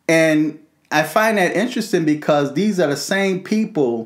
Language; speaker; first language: English; native; English